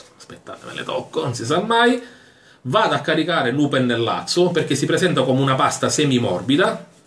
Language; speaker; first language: Italian; native; Italian